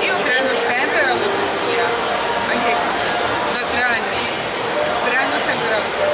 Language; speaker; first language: Italian; non-native, learner; Turkish